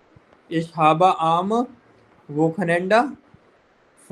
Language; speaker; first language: German; non-native, fluent; Hindi